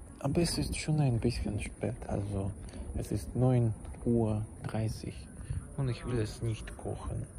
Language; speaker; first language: German; non-native, learner; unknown